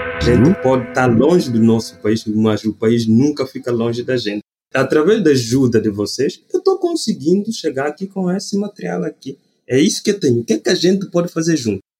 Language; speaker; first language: Portuguese; non-native, local second language; Upper Guinea Crioulo